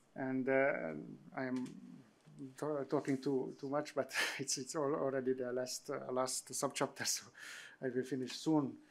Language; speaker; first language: English; non-native, fluent; Hungarian